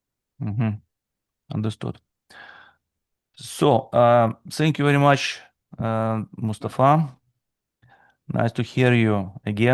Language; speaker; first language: English; non-native, fluent; Russian